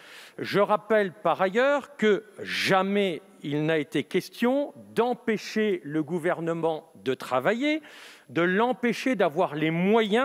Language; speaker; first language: French; native; French